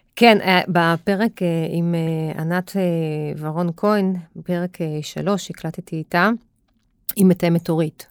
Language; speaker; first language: Hebrew; native; Hebrew